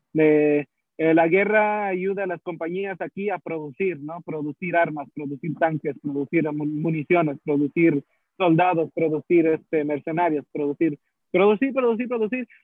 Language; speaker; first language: Spanish; early bilingual, heritage; Spanish